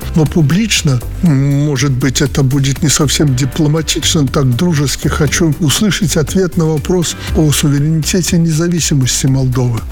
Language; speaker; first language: Russian; native; Russian